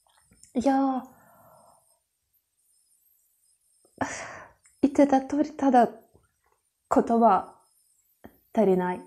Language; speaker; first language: Japanese; non-native, fluent; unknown